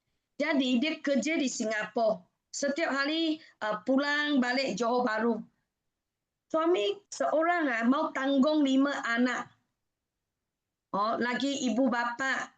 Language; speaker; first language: Indonesian; non-native, fluent; Malay